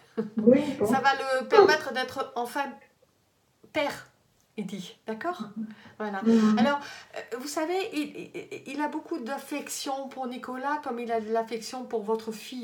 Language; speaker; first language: French; native; French